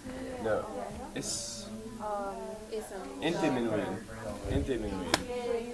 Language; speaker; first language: Arabic; non-native, learner; English